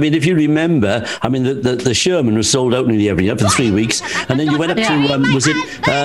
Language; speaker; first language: English; native; English